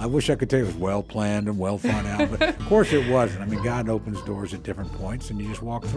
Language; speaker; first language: English; native; English